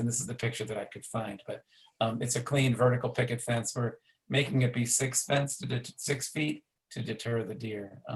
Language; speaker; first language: English; native; English